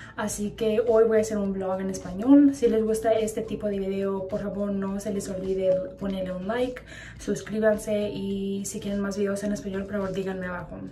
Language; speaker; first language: Spanish; early bilingual, heritage; Spanish